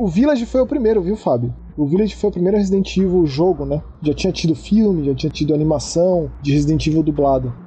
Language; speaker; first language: Portuguese; native; Portuguese